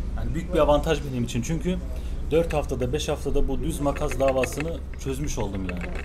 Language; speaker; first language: Turkish; early bilingual, heritage; Turkish